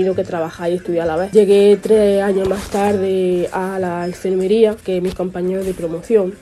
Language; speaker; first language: Spanish; early bilingual, other home language; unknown